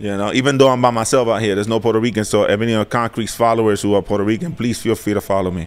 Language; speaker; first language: English; early bilingual, other home language; Spanish